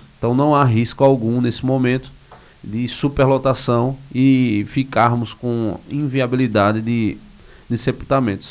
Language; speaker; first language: Portuguese; native; Portuguese